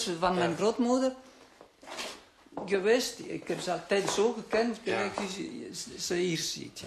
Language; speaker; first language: Dutch; non-native, local second language; French